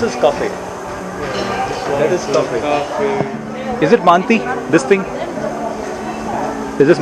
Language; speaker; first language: English; non-native, learner; Hindi